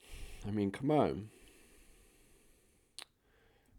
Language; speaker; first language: English; native; English